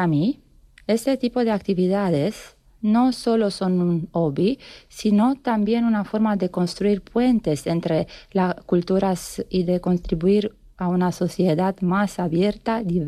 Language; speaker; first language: Spanish; non-native, fluent; Romanian